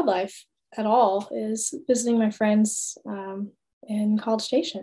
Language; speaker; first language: English; native; English